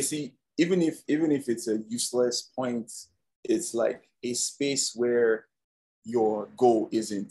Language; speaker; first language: English; non-native, local second language; Yoruba